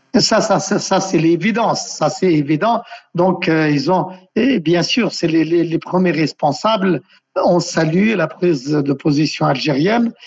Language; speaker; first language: French; non-native, local second language; Arabic